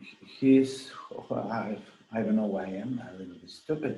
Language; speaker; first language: English; non-native, learner; Spanish